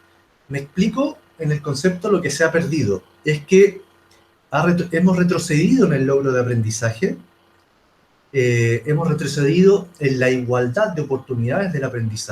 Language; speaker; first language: Spanish; native; Spanish